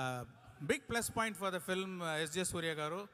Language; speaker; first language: Telugu; non-native, local second language; Tamil